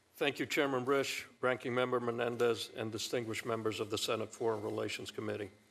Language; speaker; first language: English; early bilingual, other home language; Romanian